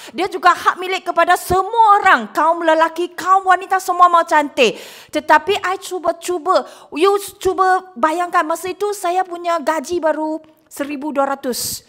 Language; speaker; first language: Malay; non-native, local second language; Chinese